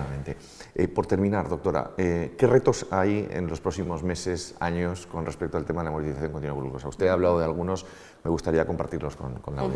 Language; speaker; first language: Spanish; native; Spanish